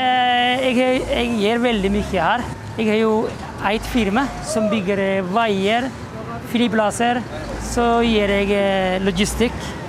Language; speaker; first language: Norwegian; non-native, local second language; Somali